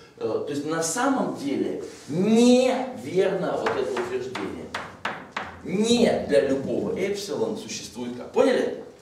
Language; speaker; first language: Russian; native; Russian